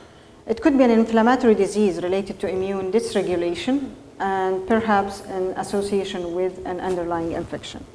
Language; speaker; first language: English; non-native, fluent; Arabic